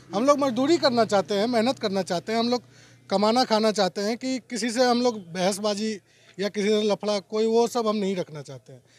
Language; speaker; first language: Hindi; native; Hindi